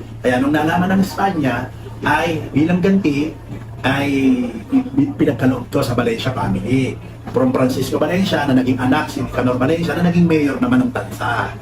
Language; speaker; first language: Filipino; native; Filipino